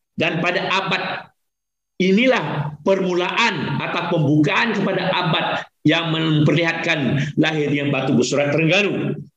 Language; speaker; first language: Malay; native; Malay